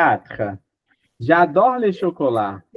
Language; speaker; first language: French; non-native, fluent; Portuguese